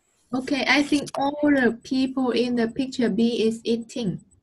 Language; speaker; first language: English; non-native, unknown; Vietnamese